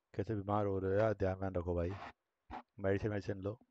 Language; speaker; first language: Hindi; native; Hindi